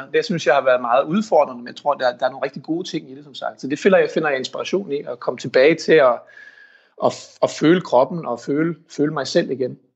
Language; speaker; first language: Danish; early bilingual, heritage; Danish